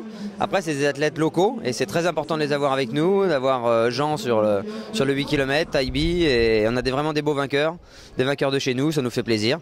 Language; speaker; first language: French; native; French